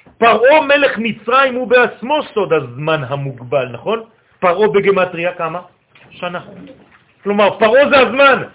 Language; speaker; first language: Hebrew; non-native, fluent; French